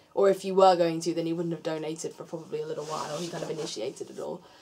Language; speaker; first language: English; native; English